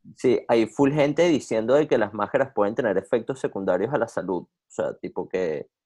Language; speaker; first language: Spanish; native; Spanish